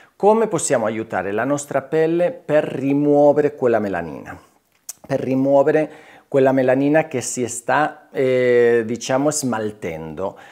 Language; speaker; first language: Italian; non-native, fluent; Spanish